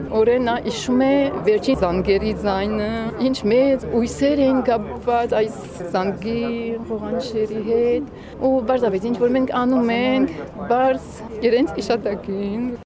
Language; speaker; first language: Armenian; early bilingual, heritage; Armenian